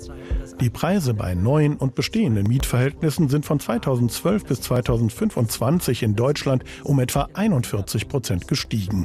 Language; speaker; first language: German; native; German